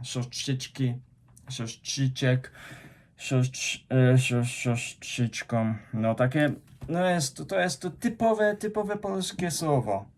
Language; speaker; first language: Polish; non-native, fluent; Japanese